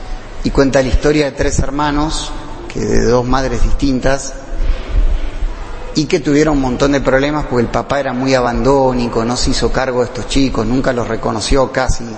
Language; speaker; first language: Spanish; native; Spanish